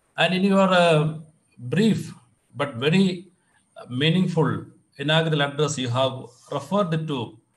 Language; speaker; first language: English; non-native, local second language; Malayalam